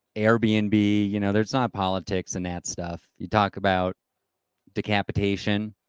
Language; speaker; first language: English; native; English